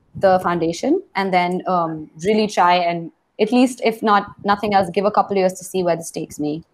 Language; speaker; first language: English; non-native, local second language; Hindi